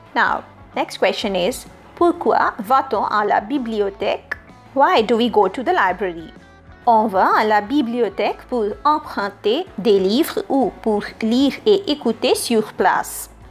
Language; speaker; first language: French; non-native, fluent; Hindi